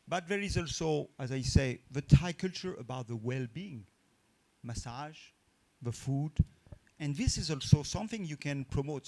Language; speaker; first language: English; non-native, fluent; French